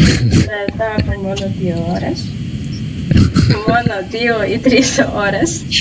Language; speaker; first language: Greek; non-native, learner; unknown